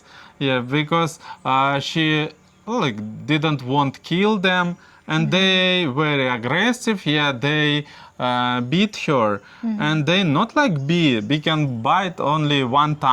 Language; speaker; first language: English; non-native, learner; Russian